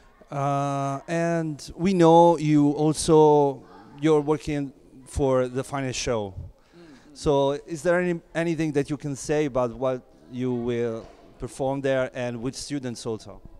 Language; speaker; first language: English; non-native, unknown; Italian